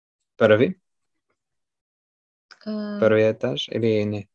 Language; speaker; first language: Bulgarian; non-native, learner; French